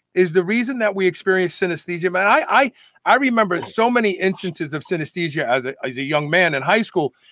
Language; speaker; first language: English; native; English